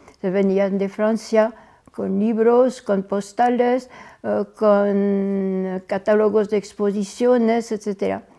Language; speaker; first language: Spanish; non-native, fluent; French